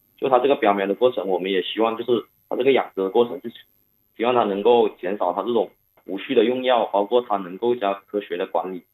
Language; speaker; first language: Chinese; non-native, local second language; Cantonese